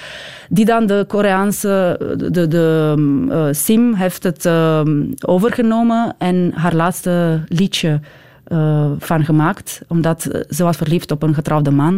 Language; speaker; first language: Dutch; non-native, fluent; Romanian